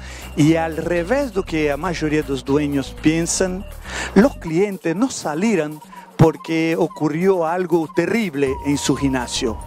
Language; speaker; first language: Spanish; non-native, fluent; Portuguese